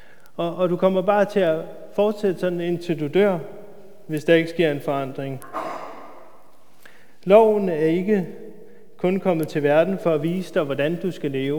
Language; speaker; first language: Danish; native; Danish